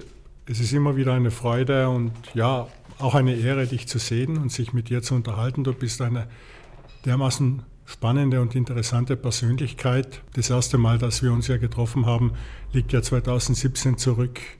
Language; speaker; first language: German; native; German